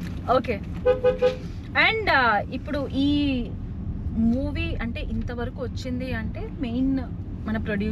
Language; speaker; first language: Telugu; native; Telugu